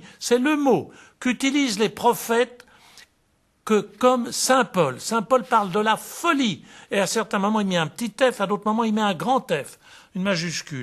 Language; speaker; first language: French; native; French